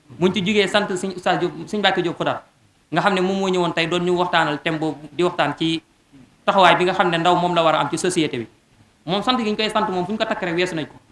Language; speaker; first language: Wolof; native; Wolof